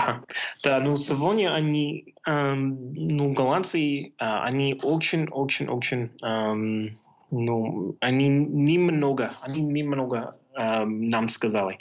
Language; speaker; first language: Russian; non-native, fluent; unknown